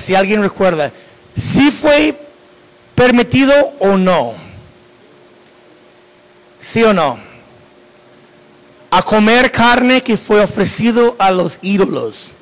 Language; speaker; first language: Spanish; non-native, fluent; English